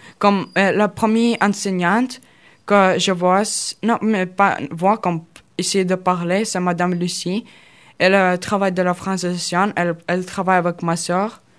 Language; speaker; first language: French; non-native, learner; Russian